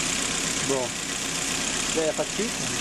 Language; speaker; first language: French; native; French